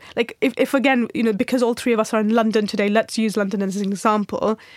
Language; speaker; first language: English; non-native, local second language; Hindi